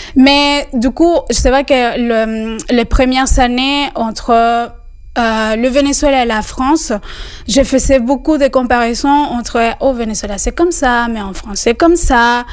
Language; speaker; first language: French; non-native, fluent; Spanish